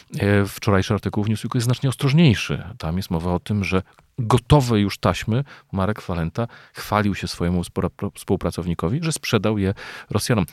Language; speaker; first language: Polish; native; Polish